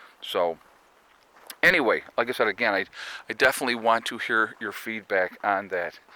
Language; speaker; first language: English; native; English